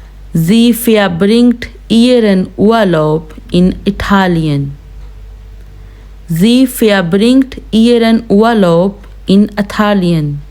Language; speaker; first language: German; non-native, fluent; Urdu